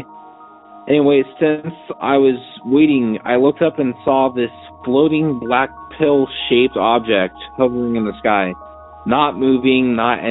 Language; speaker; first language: English; native; English